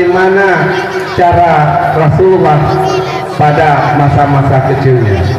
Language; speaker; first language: Indonesian; native; Indonesian